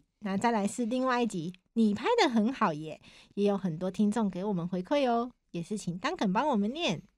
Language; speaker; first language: Chinese; native; Chinese